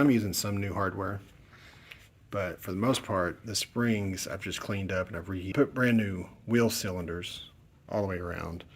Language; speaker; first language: English; native; English